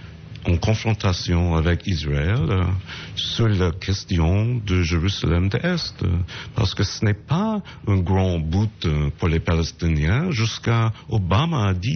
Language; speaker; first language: French; non-native, fluent; English